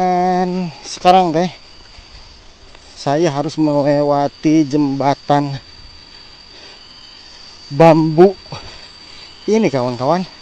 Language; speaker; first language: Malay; non-native, local second language; Sundanese